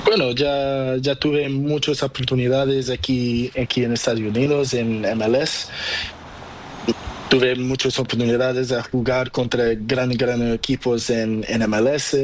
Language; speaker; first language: Spanish; non-native, learner; Portuguese